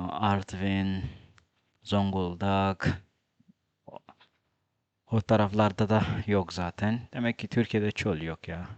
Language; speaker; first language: Turkish; non-native, fluent; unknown